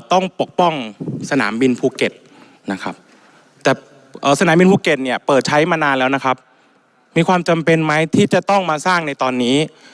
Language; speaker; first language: Thai; native; Thai